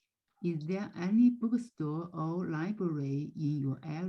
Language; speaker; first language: English; non-native, learner; Chinese